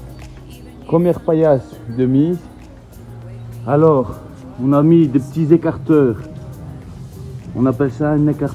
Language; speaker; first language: French; native; French